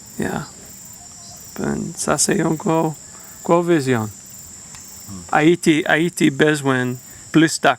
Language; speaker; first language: Haitian Creole; non-native, learner; English